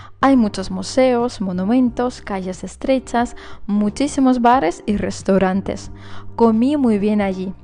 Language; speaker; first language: Spanish; non-native, fluent; Russian